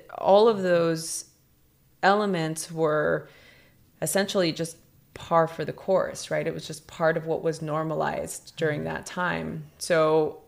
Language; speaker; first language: English; native; English